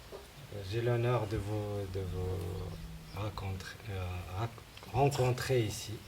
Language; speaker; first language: French; non-native, local second language; Arabic